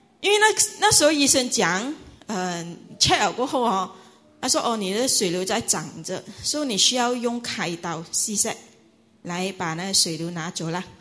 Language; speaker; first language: Chinese; native; Chinese